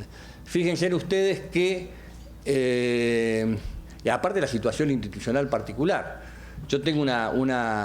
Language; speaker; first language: Spanish; native; Spanish